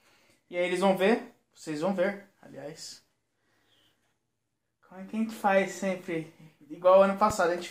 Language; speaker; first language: Portuguese; native; Portuguese